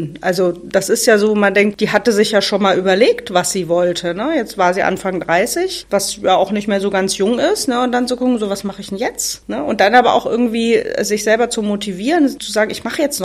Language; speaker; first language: German; native; German